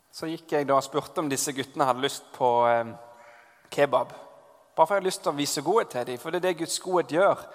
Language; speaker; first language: Norwegian; native; Norwegian